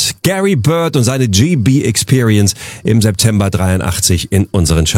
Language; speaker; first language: German; native; German